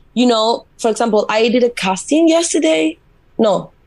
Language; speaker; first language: English; non-native, fluent; Spanish